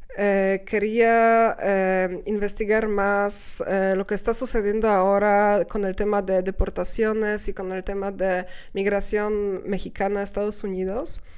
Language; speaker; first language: Spanish; non-native, fluent; Polish